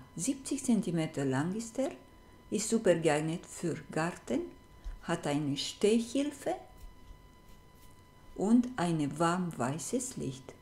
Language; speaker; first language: German; non-native, fluent; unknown